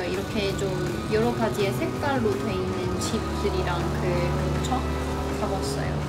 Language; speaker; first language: Korean; non-native, fluent; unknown